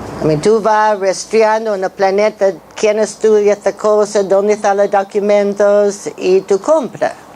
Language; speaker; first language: Spanish; non-native, fluent; English